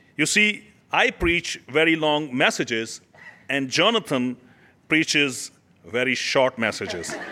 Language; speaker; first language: English; non-native, local second language; Urdu